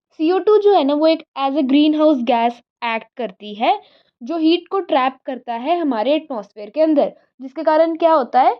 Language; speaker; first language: Hindi; native; Hindi